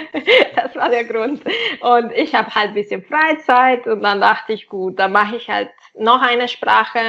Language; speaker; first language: German; non-native, fluent; Catalan